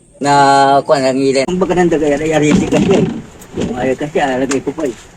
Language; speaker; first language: Filipino; native; Filipino